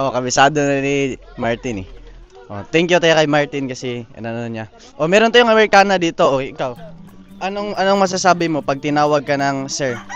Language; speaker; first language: Filipino; non-native, local second language; Cebuano